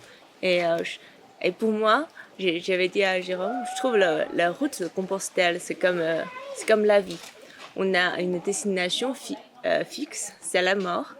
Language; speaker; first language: French; non-native, fluent; Chinese